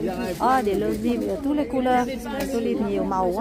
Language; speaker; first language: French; non-native, learner; Vietnamese